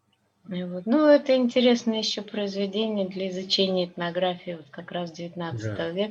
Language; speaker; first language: Russian; native; Russian